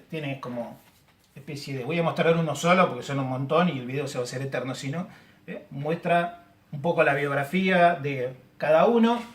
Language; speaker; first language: Spanish; native; Spanish